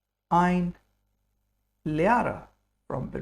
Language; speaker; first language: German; non-native, fluent; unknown